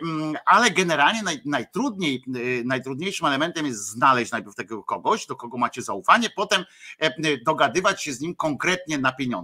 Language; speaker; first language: Polish; native; Polish